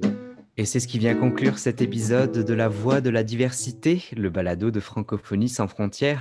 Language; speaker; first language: French; native; French